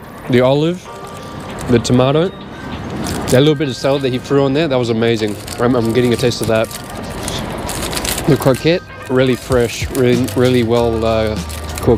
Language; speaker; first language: English; native; English